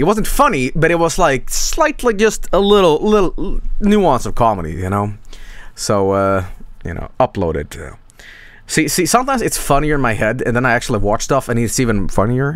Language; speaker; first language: English; non-native, fluent; Swedish